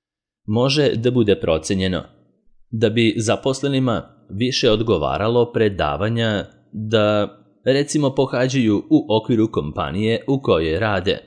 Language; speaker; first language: Serbian; native; Serbian